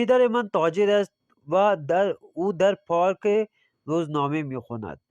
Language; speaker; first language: Persian; non-native, fluent; Urdu